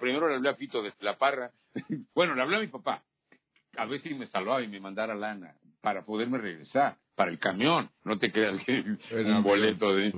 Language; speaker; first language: Spanish; native; Spanish